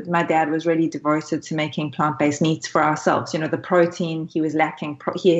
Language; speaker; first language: English; native; English